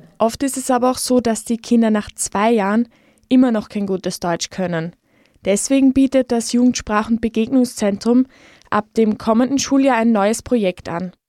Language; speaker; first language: German; native; German